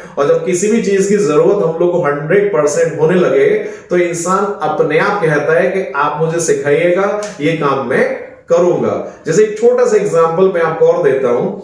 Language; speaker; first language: Hindi; native; Hindi